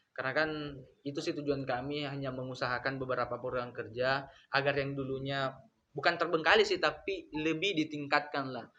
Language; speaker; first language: Indonesian; non-native, local second language; Buginese